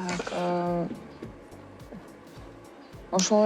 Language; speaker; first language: Kyrgyz; non-native, local second language; Russian